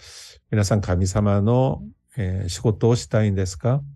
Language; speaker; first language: Japanese; non-native, fluent; Korean